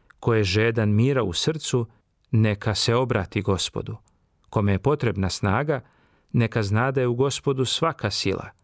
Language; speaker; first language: Serbian; native; Serbian